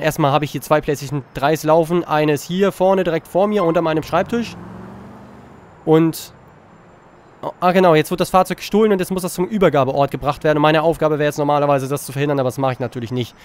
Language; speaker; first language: German; native; German